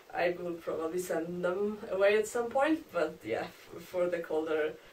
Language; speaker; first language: English; non-native, fluent; Polish